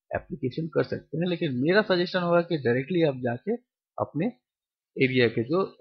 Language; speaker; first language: Hindi; non-native, local second language; Bangla